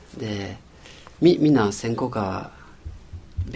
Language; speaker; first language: Japanese; non-native, fluent; French